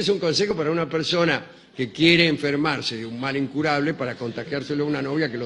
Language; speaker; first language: Spanish; native; Spanish